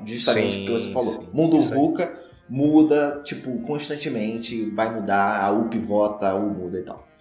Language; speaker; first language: Portuguese; native; Portuguese